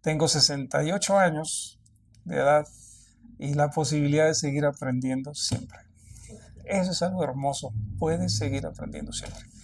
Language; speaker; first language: Spanish; native; Spanish